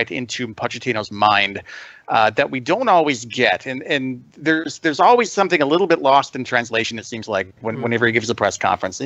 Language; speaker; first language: English; native; English